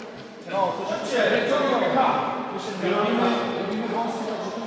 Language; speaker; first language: Polish; native; Polish